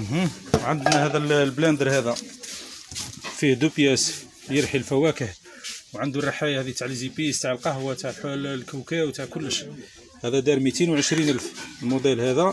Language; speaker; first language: Arabic; native; Arabic